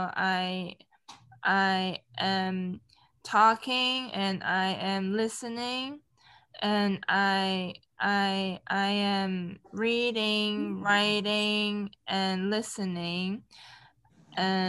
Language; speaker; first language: English; non-native, local second language; Cantonese